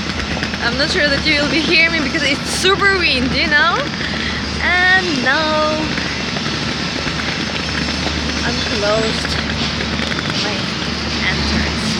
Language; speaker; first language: English; non-native, learner; Russian